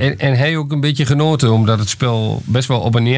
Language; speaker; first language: Dutch; native; Dutch